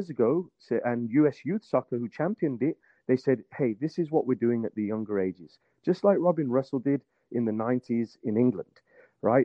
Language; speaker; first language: English; native; English